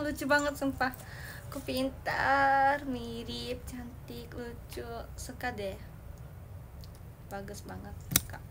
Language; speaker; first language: Indonesian; early bilingual, heritage; Indonesian